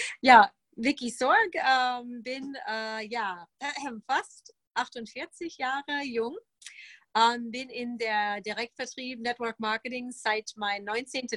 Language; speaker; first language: German; non-native, fluent; English